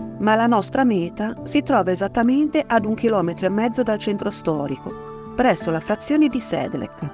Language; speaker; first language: Italian; native; Italian